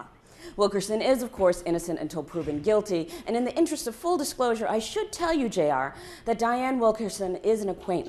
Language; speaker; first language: English; native; English